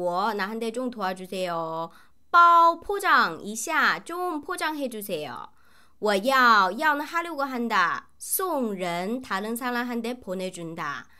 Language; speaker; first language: Korean; non-native, fluent; Chinese